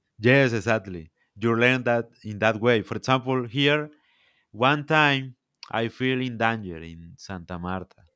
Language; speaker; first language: English; non-native, learner; Spanish